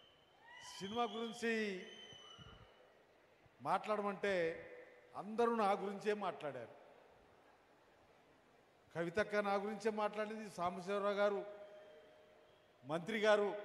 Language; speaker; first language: Telugu; native; Telugu